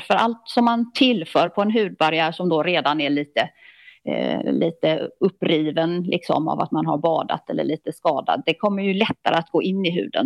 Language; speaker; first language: Swedish; native; Swedish